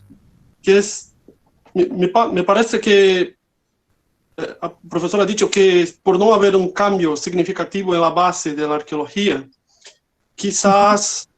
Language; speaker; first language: Spanish; non-native, fluent; Portuguese